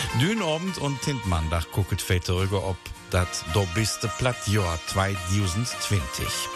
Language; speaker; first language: German; native; German